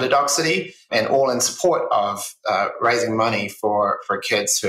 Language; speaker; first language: English; native; English